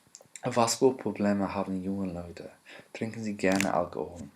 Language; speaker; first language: German; non-native, fluent; English